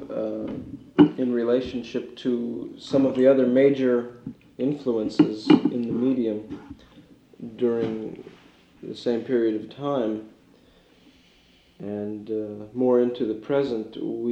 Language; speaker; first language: English; native; English